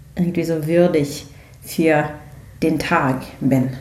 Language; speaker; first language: German; non-native, learner; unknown